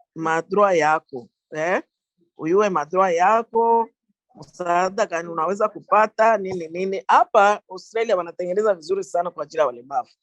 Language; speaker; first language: Swahili; native; Swahili